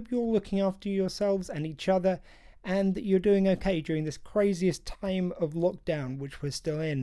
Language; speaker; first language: English; native; English